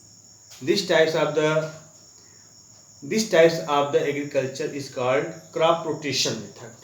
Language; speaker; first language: English; non-native, local second language; Hindi